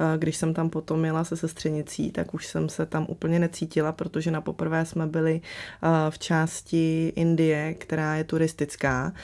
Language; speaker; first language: Czech; early bilingual, other home language; Slovak